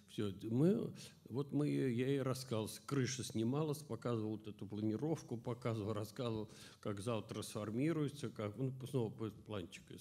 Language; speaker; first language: Russian; native; Russian